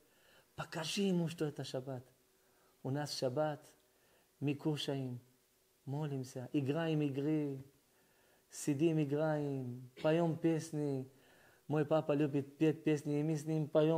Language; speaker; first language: Russian; early bilingual, heritage; Russian